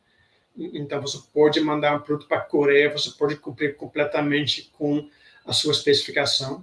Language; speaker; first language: Portuguese; non-native, fluent; Dutch